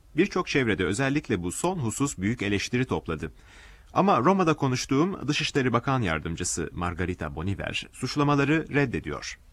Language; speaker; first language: Turkish; native; Turkish